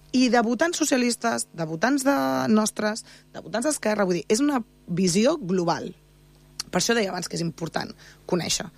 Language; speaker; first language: Catalan; native; Catalan